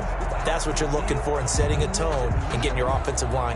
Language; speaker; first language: English; native; English